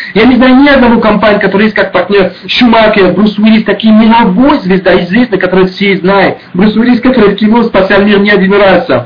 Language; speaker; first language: Russian; non-native, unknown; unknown